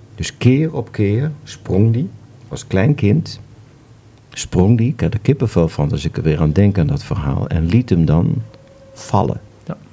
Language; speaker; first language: Dutch; native; Dutch